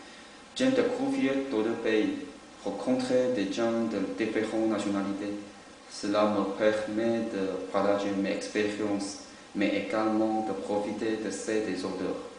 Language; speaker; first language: French; non-native, learner; Chinese